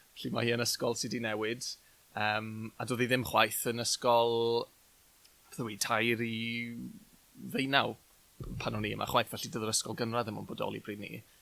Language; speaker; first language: Welsh; native; Welsh